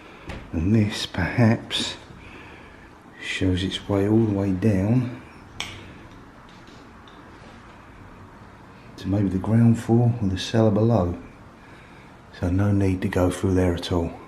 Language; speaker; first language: English; native; English